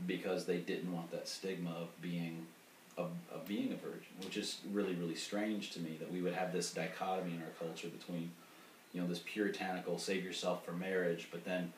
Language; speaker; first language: English; native; English